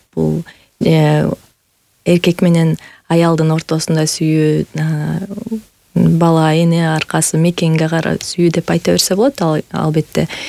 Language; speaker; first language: Kyrgyz; native; Kyrgyz